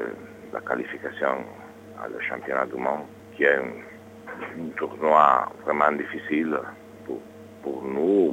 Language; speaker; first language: French; non-native, learner; Italian